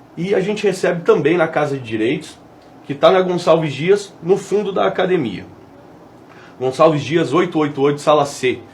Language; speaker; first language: Portuguese; native; Portuguese